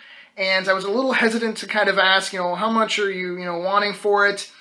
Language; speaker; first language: English; native; English